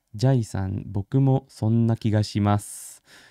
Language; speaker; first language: Japanese; non-native, fluent; English